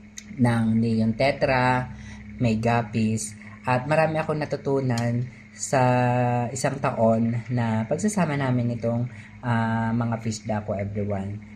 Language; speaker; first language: Filipino; native; Filipino